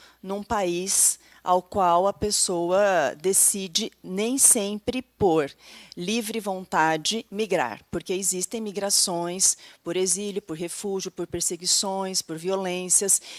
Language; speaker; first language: Portuguese; native; Portuguese